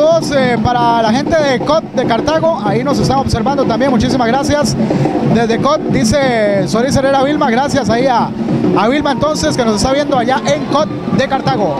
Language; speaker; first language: Spanish; native; Spanish